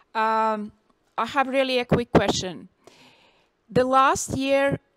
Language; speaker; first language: English; non-native, fluent; Latvian